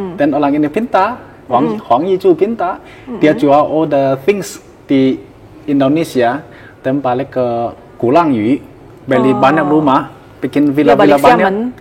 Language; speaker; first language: Indonesian; non-native, learner; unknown